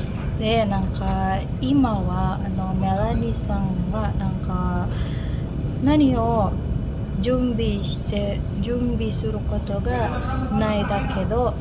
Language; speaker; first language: Japanese; non-native, learner; Indonesian